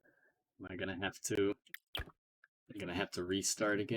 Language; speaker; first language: English; native; English